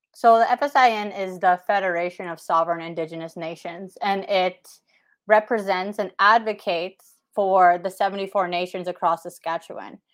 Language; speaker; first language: English; native; English